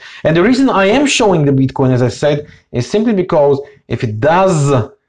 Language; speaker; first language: English; non-native, fluent; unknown